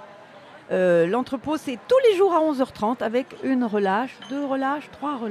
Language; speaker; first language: French; native; French